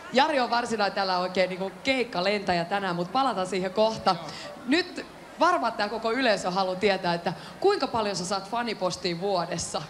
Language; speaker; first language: Finnish; native; Finnish